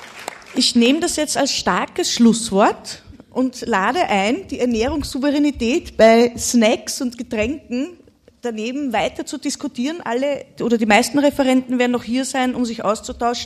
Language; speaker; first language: German; native; German